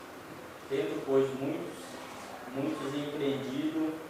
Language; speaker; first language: Portuguese; native; Portuguese